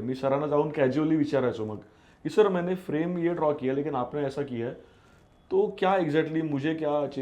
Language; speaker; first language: Hindi; non-native, local second language; Marathi